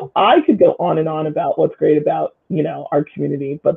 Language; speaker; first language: English; native; English